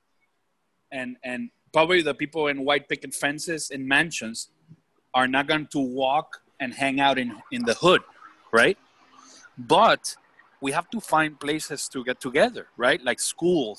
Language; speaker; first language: English; non-native, fluent; Spanish